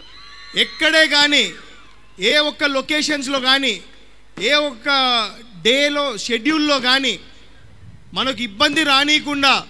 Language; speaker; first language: Telugu; native; Telugu